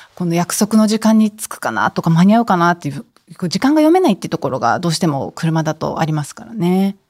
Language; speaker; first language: Japanese; native; Japanese